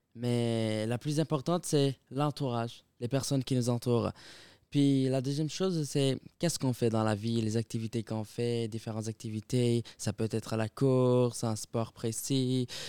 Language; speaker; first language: French; native; French